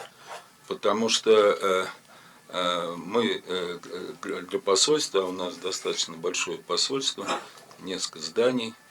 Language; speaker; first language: Russian; native; Russian